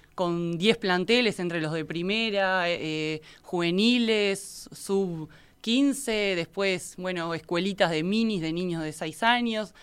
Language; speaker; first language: Spanish; native; Spanish